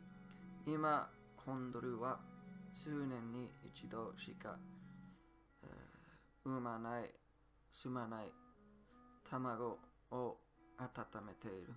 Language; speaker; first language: Japanese; non-native, learner; English